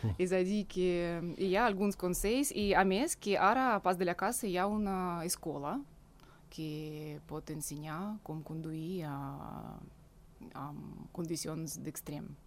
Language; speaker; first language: Catalan; non-native, fluent; Russian